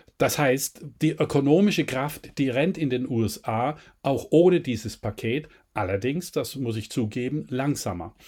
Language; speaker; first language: German; native; German